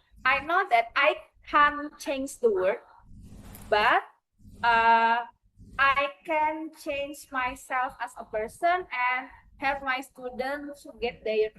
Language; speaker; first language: English; non-native, fluent; Indonesian